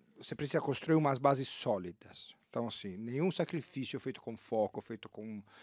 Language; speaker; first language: Portuguese; non-native, fluent; Italian